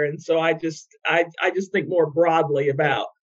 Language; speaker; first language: English; native; English